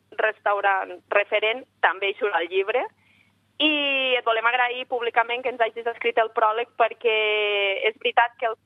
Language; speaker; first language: Catalan; native; Catalan